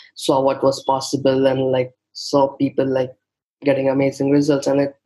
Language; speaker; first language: English; non-native, local second language; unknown